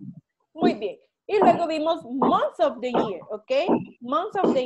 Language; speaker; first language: English; non-native, learner; Spanish